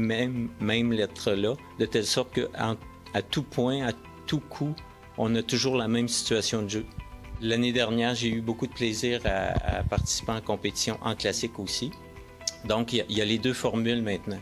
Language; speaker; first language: French; native; French